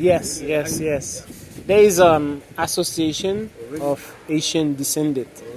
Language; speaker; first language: English; non-native, learner; Haitian Creole